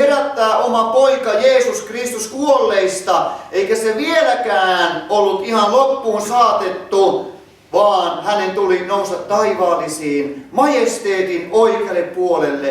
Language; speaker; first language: Finnish; native; Finnish